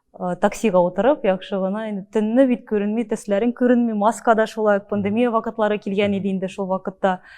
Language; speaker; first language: Tatar; early bilingual, heritage; Tatar